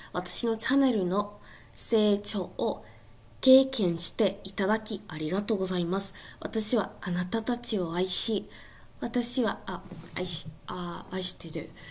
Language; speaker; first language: Japanese; non-native, learner; English